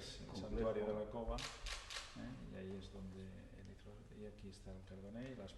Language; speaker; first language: Spanish; non-native, local second language; Catalan